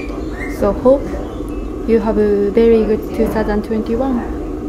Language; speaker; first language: English; non-native, learner; Japanese